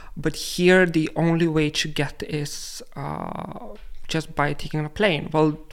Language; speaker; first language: English; non-native, fluent; Lithuanian